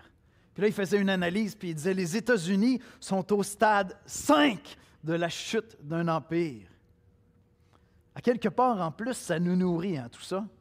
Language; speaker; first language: French; native; French